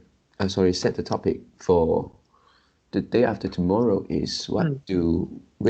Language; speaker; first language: English; non-native, learner; Chinese